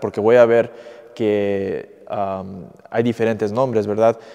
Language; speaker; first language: Spanish; early bilingual, heritage; English